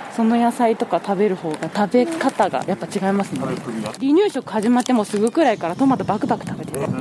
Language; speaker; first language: Japanese; native; Japanese